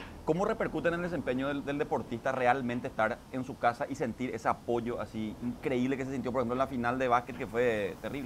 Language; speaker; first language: Spanish; native; Spanish